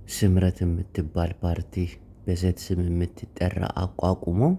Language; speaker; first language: Amharic; non-native, local second language; Tigrinya